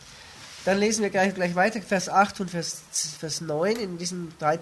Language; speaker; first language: German; native; German